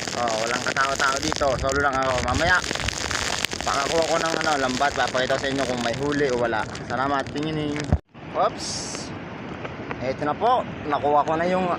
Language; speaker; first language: Filipino; non-native, local second language; Bikol